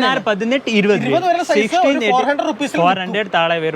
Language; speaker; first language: Malayalam; non-native, local second language; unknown